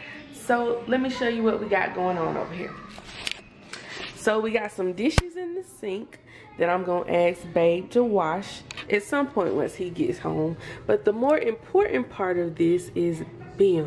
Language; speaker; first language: English; native; English